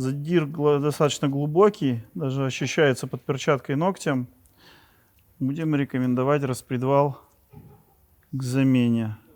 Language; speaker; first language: Russian; native; Russian